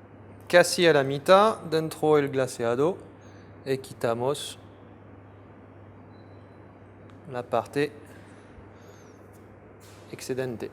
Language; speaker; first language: Spanish; non-native, fluent; French